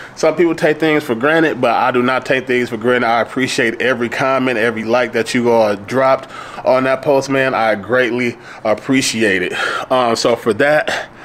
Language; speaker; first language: English; native; English